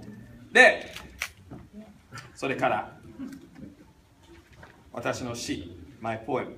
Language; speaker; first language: Japanese; non-native, learner; English